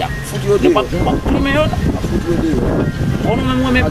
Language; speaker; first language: French; non-native, learner; Haitian Creole